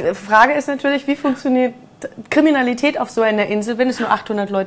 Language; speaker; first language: German; native; German